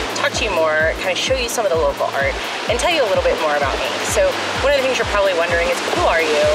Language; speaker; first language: English; native; English